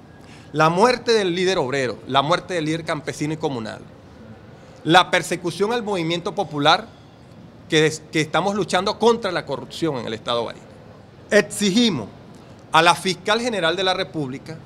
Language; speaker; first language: Spanish; native; Spanish